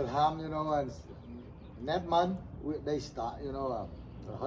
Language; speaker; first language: English; non-native, learner; Vietnamese